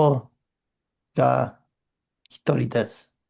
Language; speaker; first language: Japanese; non-native, learner; English